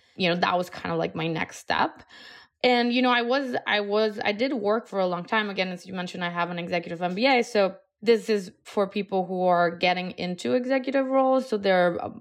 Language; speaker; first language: English; non-native, fluent; Spanish